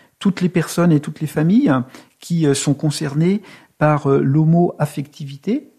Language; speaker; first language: French; native; French